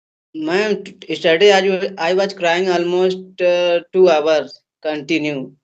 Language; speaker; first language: English; non-native, learner; Hindi